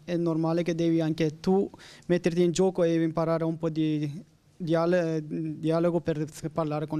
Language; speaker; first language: Italian; non-native, learner; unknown